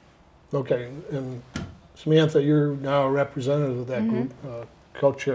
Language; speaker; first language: English; native; English